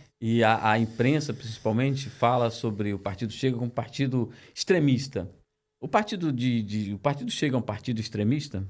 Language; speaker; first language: Portuguese; native; Portuguese